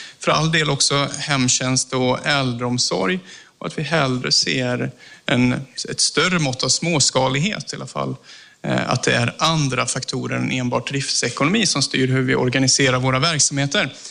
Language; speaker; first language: Swedish; native; Swedish